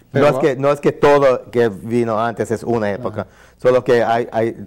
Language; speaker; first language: Spanish; non-native, fluent; English